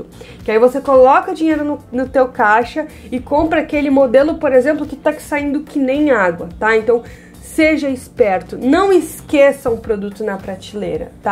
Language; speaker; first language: Portuguese; native; Portuguese